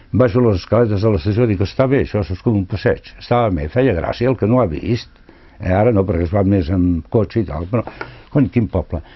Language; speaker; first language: Catalan; non-native, local second language; Spanish